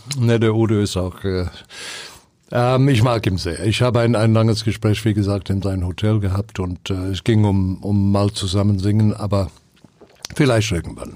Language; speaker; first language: German; non-native, fluent; English